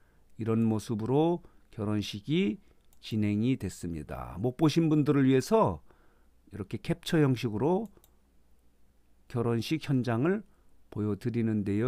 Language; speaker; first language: Korean; native; Korean